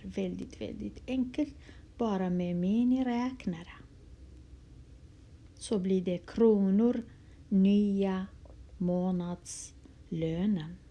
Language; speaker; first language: Swedish; non-native, fluent; Kurdish